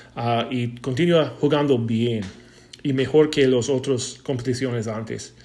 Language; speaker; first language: Spanish; non-native, learner; English